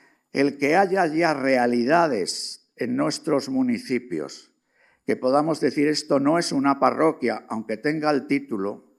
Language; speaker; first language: Spanish; native; Spanish